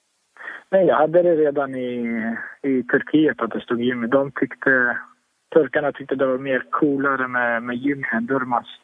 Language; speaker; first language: Swedish; early bilingual, other home language; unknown